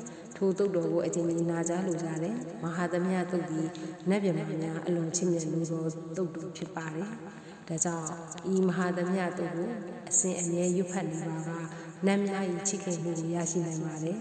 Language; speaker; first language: Burmese; native; Burmese